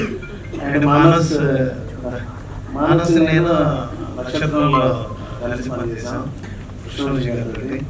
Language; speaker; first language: Telugu; native; Telugu